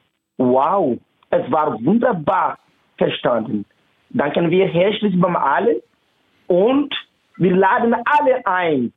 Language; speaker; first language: German; non-native, fluent; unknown